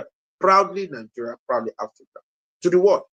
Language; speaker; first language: English; non-native, local second language; Yoruba